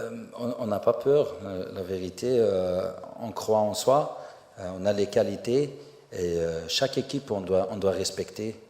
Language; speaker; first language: French; non-native, fluent; Arabic